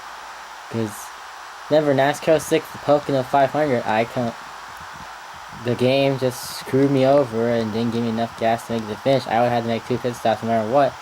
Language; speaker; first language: English; native; English